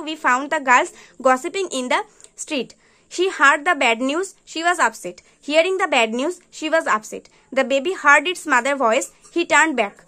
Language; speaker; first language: English; non-native, local second language; Bangla